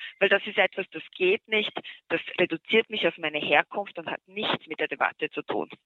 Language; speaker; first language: German; early bilingual, other home language; Bosnian